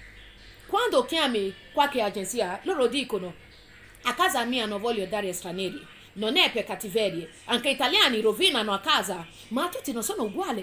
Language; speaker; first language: Italian; non-native, fluent; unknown